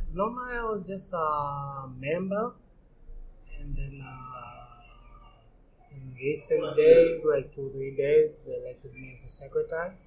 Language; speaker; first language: English; non-native, local second language; Swahili